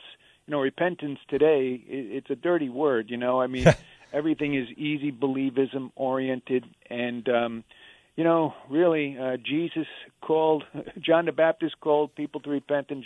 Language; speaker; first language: English; native; English